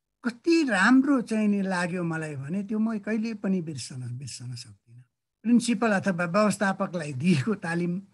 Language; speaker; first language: Nepali; native; Nepali